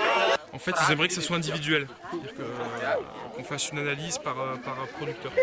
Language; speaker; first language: French; native; French